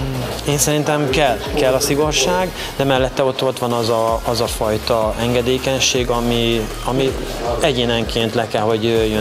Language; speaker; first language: Hungarian; native; Hungarian